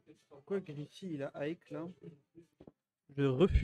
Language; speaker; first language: French; native; French